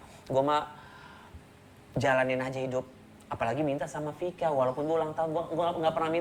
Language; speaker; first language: Indonesian; native; Indonesian